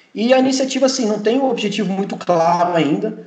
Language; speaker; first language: Portuguese; early bilingual, heritage; Portuguese